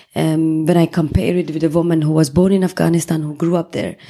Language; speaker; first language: English; non-native, fluent; Persian